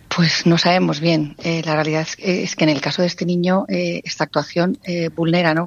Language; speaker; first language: Spanish; native; Spanish